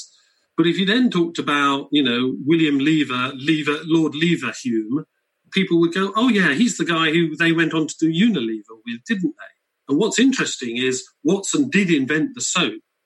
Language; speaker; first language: English; native; English